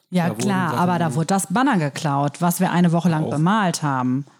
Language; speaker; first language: German; native; German